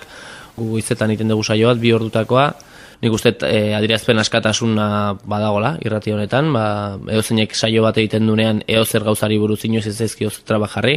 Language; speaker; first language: Basque; native; Basque